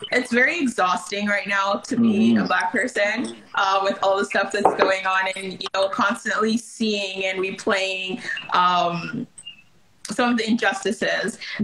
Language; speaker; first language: English; early bilingual, other home language; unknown